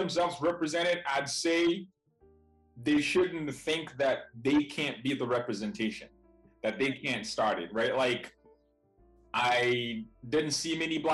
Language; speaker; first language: English; non-native, fluent; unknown